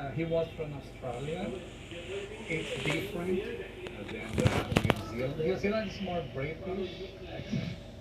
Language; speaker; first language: English; non-native, learner; Portuguese